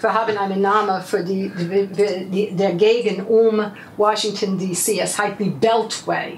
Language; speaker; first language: German; non-native, fluent; English